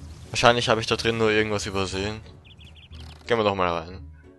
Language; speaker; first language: German; native; German